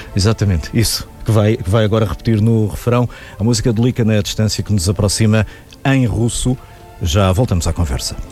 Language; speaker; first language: Portuguese; native; Portuguese